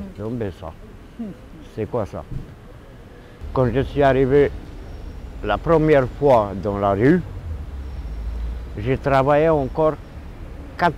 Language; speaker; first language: French; non-native, fluent; Romanian